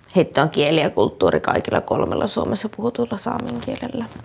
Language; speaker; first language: Finnish; native; Finnish